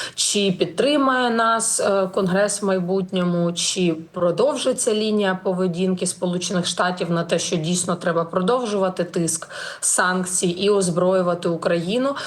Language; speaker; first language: Ukrainian; native; Ukrainian